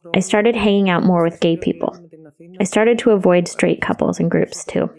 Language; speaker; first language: English; non-native, fluent; Greek